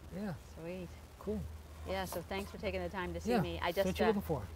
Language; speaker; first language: English; native; English